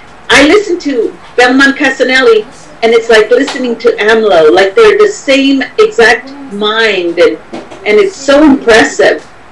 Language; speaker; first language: English; native; English